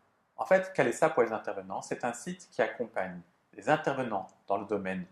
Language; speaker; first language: French; native; French